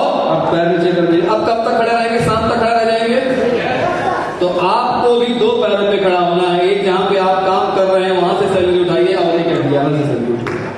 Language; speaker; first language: Hindi; native; Hindi